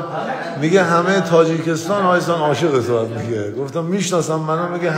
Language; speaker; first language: Persian; native; Persian